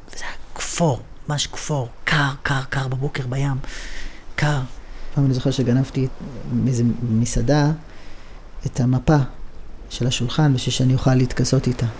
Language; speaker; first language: Hebrew; native; Hebrew